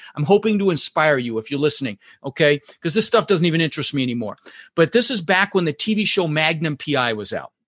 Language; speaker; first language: English; early bilingual, other home language; Dutch